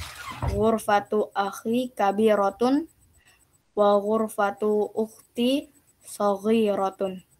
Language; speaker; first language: Arabic; non-native, learner; Indonesian